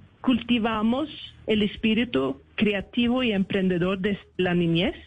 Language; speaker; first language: Spanish; non-native, fluent; Swedish